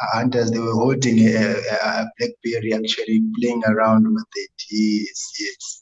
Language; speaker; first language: English; non-native, local second language; North Ndebele